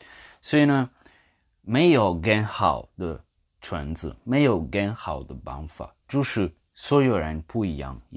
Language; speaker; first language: Chinese; non-native, fluent; English